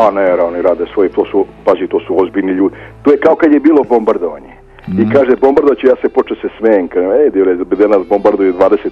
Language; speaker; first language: Serbian; native; Serbian